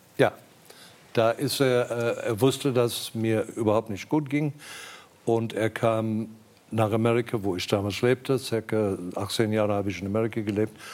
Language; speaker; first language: German; non-native, fluent; English